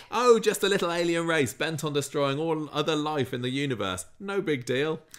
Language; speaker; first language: English; native; English